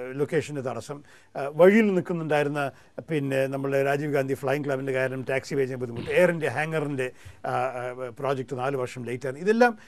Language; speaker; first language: Malayalam; early bilingual, heritage; Malayalam